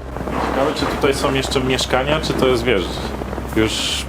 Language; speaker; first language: Polish; native; Polish